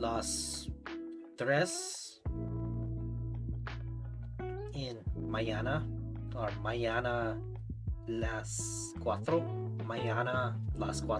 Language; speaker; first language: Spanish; non-native, learner; English